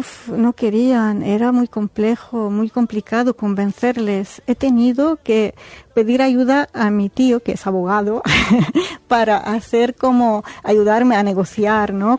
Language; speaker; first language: Spanish; non-native, fluent; Arabic